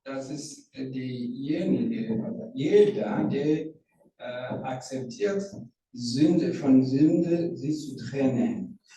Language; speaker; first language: German; non-native, learner; Rundi